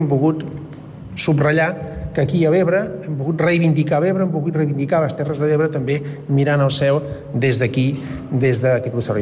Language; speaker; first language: Catalan; native; Catalan